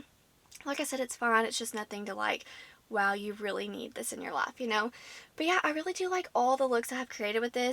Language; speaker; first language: English; native; English